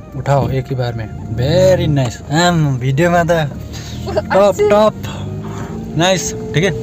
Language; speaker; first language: Hindi; non-native, local second language; Nepali